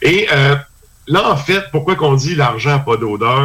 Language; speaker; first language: French; native; French